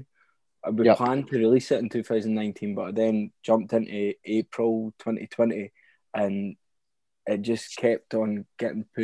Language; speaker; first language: English; native; English